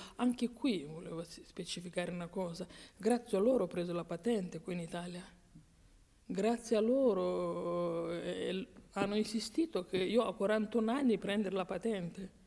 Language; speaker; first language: Italian; non-native, fluent; Romanian